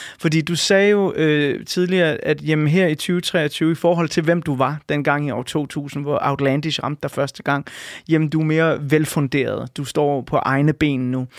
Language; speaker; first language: Danish; native; Danish